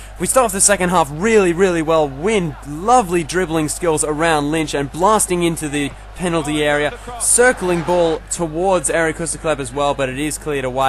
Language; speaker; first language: English; native; English